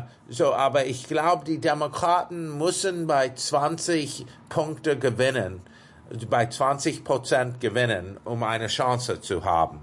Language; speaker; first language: German; non-native, fluent; English